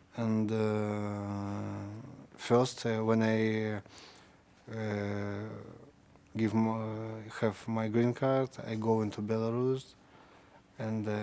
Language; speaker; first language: English; non-native, learner; Russian